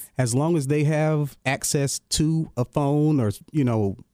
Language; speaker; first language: English; native; English